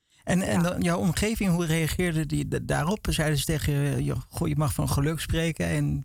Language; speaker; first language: Dutch; native; Dutch